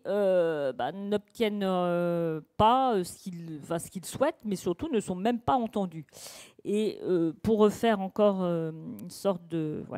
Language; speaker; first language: French; native; French